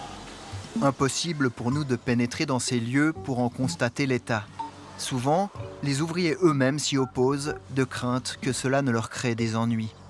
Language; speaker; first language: French; native; French